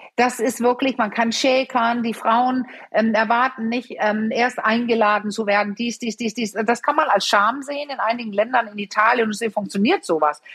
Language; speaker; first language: German; non-native, fluent; Danish